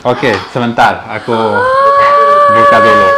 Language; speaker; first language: Indonesian; non-native, learner; Spanish